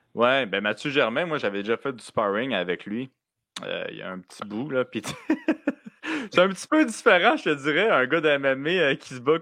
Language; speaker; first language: French; native; French